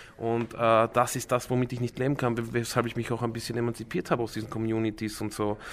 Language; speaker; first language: German; early bilingual, other home language; Croatian